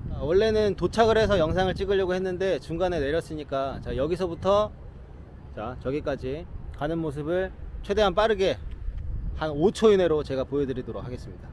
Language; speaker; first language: Korean; native; Korean